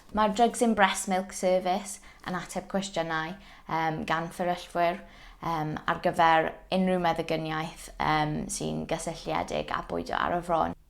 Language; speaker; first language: Welsh; non-native, local second language; English